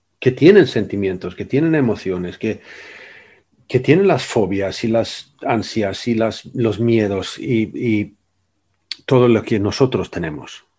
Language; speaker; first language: Spanish; non-native, fluent; Swedish